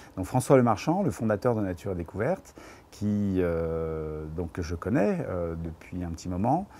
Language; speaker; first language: French; native; French